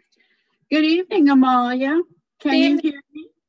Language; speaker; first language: English; native; English